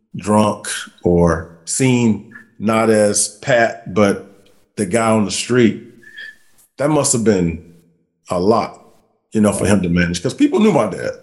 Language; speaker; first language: English; native; English